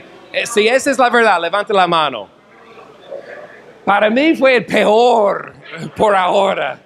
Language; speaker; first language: Spanish; non-native, fluent; English